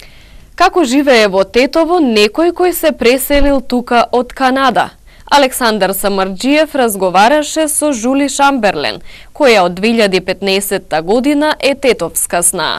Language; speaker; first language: Macedonian; native; Macedonian